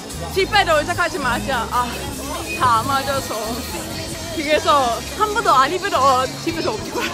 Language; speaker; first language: Korean; non-native, fluent; Dutch